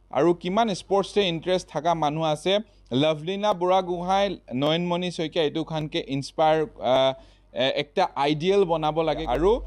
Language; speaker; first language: Assamese; non-native, local second language; Hindi